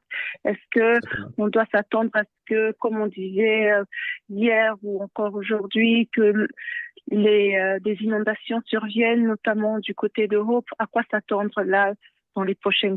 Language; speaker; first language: French; native; French